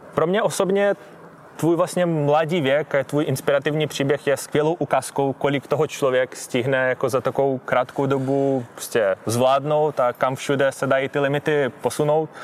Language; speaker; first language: Czech; native; Czech